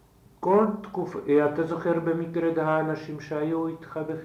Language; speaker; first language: Hebrew; non-native, fluent; Slovak